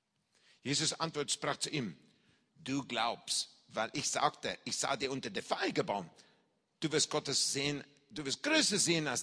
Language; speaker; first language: German; non-native, fluent; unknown